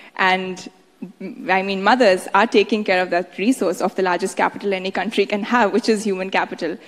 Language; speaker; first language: English; non-native, local second language; Hindi